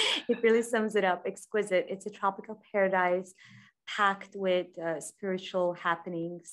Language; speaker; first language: English; non-native, fluent; Croatian